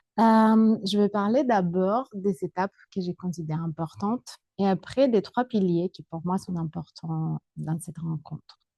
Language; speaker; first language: French; non-native, fluent; Spanish